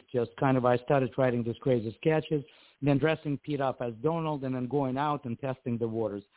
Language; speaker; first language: English; non-native, fluent; Ukrainian